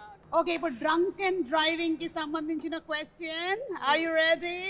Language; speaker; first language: Telugu; native; Telugu